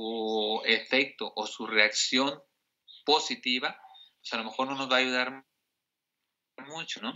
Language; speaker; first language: Spanish; native; Spanish